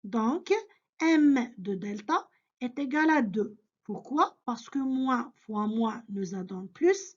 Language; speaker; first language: French; non-native, local second language; Arabic